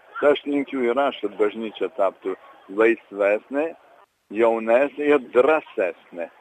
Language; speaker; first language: Lithuanian; early bilingual, heritage; Lithuanian